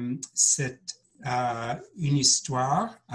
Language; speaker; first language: French; non-native, learner; English